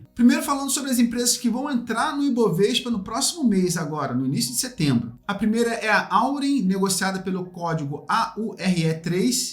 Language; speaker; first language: Portuguese; native; Portuguese